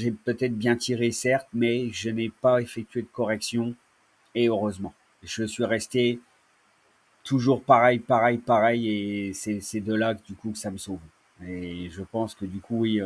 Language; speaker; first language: French; native; French